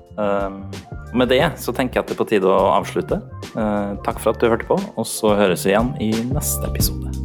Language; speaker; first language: Norwegian; native; Norwegian